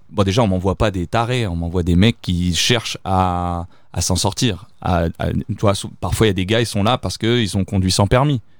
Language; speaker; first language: French; early bilingual, other home language; Italian